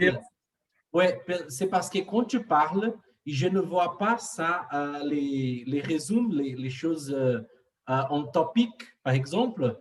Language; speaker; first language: French; non-native, fluent; Portuguese